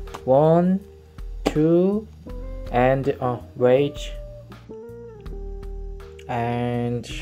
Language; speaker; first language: English; non-native, learner; Korean